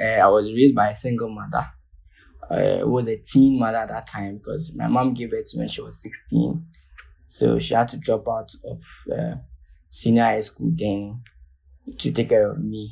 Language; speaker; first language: English; non-native, local second language; Akan